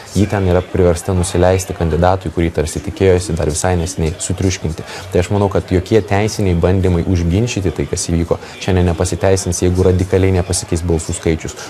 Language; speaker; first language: Lithuanian; native; Lithuanian